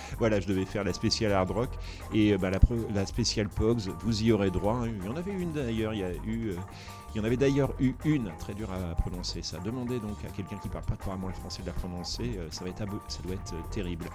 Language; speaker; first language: French; native; French